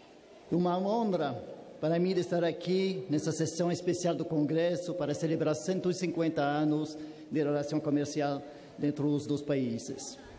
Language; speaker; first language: Portuguese; non-native, fluent; French